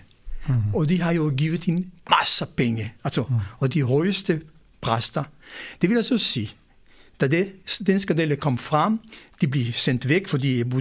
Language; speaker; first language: Danish; non-native, fluent; Hebrew